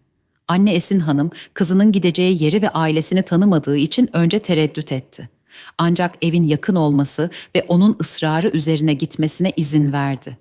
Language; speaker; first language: Turkish; native; Turkish